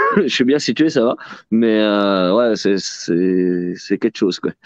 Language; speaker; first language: French; native; French